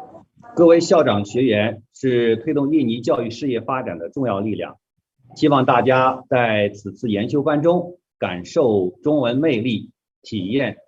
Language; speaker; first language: Chinese; native; Chinese